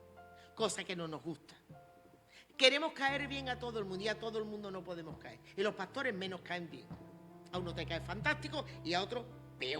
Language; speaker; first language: Spanish; native; Spanish